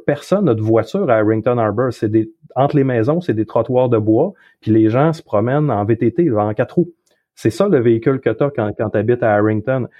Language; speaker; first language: French; native; French